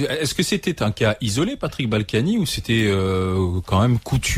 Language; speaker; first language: French; native; French